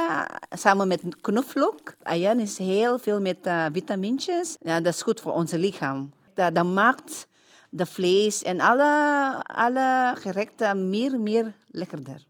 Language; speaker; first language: Dutch; non-native, learner; Filipino